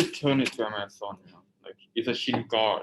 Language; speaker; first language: English; non-native, fluent; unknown